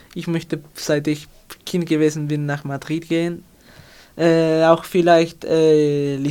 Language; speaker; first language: German; non-native, learner; Spanish